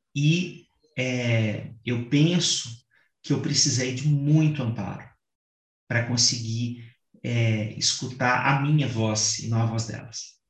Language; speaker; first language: Portuguese; native; Portuguese